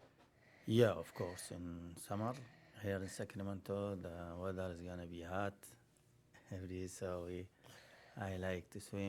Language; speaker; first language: English; non-native, learner; Arabic